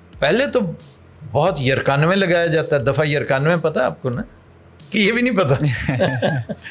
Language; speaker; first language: Urdu; non-native, local second language; Punjabi